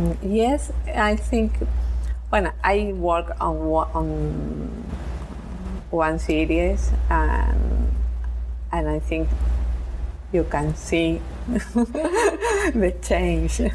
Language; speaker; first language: English; non-native, learner; Spanish